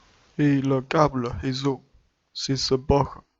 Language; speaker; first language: French; non-native, learner; Chinese